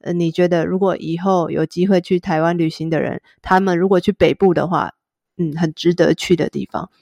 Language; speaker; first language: Chinese; native; Chinese